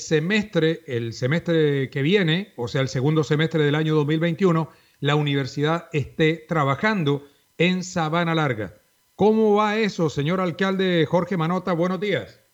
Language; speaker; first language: Spanish; native; Spanish